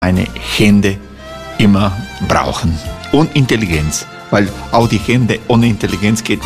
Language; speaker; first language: German; non-native, learner; Croatian